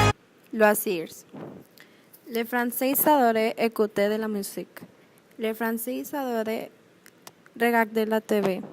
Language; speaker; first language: French; non-native, learner; Spanish